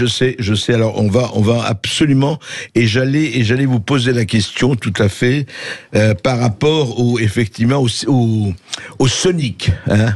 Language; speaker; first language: French; native; French